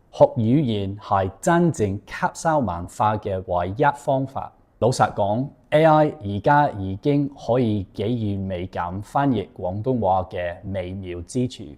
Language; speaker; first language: Cantonese; non-native, fluent; English